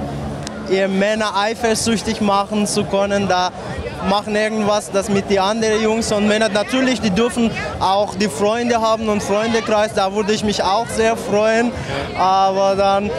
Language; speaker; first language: German; non-native, learner; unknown